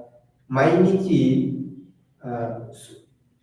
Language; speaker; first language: Japanese; non-native, learner; Bangla